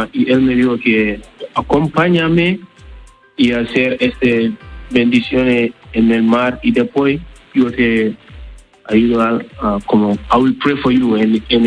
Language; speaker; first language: Spanish; non-native, learner; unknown